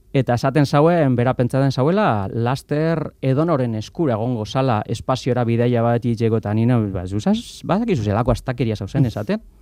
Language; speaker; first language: Basque; native; Basque